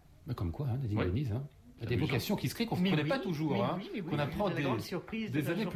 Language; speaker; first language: French; native; French